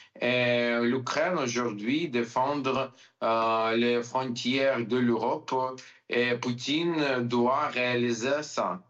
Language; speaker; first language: French; non-native, learner; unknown